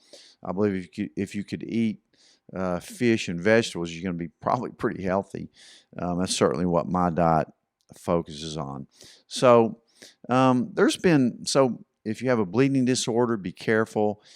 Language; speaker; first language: English; native; English